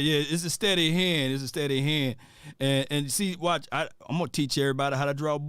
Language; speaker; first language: English; native; English